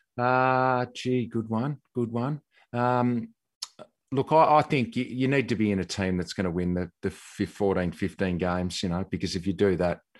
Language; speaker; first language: English; native; English